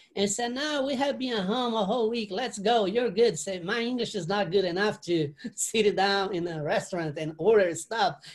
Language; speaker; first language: English; non-native, learner; Portuguese